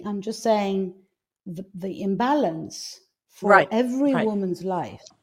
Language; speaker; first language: English; non-native, fluent; Greek